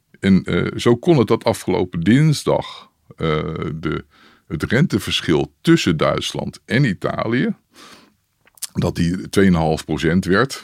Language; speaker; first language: Dutch; native; Dutch